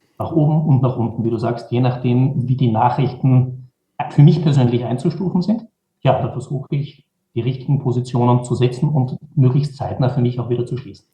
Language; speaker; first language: German; native; German